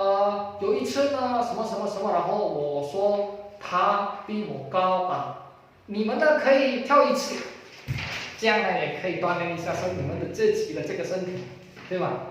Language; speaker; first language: Chinese; non-native, fluent; Indonesian